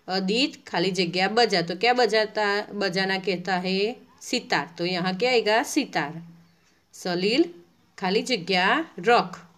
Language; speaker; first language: Hindi; non-native, local second language; Gujarati